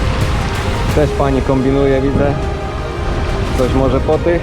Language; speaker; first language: Polish; native; Polish